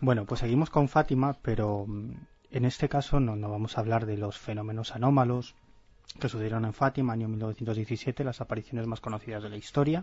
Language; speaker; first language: Spanish; native; Spanish